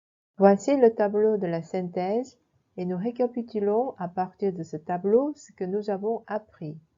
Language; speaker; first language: French; non-native, fluent; Korean